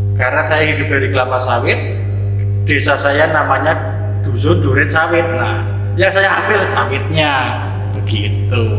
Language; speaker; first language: Indonesian; non-native, local second language; Javanese